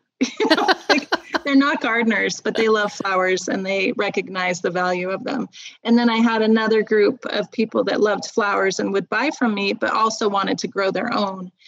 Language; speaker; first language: English; native; English